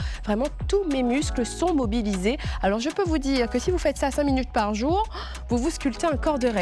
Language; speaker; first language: French; native; French